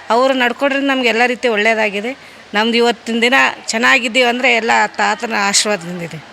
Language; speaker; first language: Kannada; native; Kannada